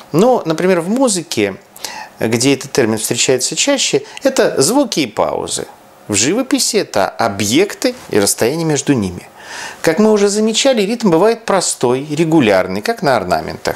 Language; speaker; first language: Russian; native; Russian